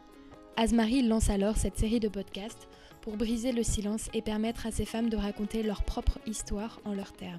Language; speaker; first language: French; native; French